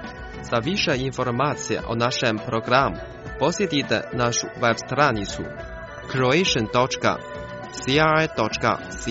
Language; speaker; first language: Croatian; non-native, fluent; Chinese